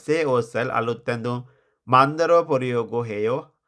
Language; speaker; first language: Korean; non-native, fluent; Sinhala